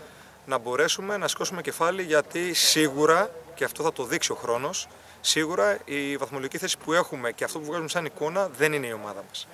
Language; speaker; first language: Greek; native; Greek